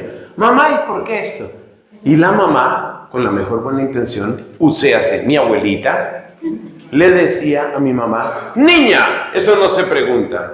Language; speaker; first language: Spanish; native; Spanish